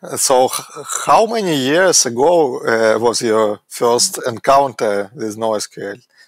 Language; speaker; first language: English; non-native, fluent; Russian